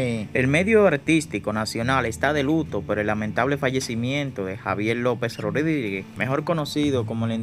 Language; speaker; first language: Spanish; native; Spanish